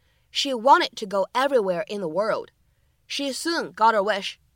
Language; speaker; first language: English; non-native, fluent; Chinese